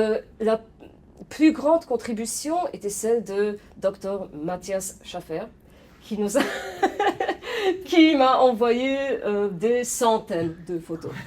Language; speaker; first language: French; non-native, fluent; Polish